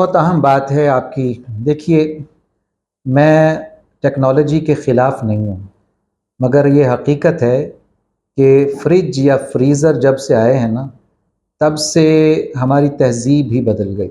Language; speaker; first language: Urdu; native; Urdu